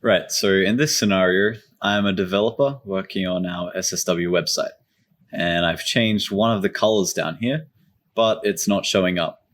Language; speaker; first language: English; native; English